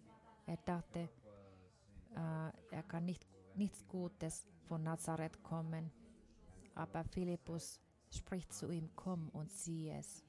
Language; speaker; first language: German; non-native, fluent; Finnish